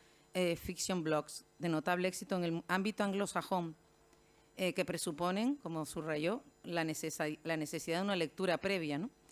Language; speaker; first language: Spanish; native; Spanish